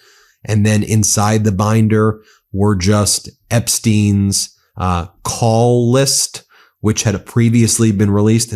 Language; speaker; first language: English; native; English